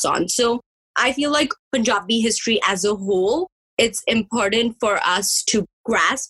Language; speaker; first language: English; early bilingual, other home language; Punjabi